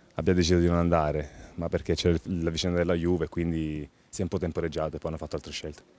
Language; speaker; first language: Italian; native; Italian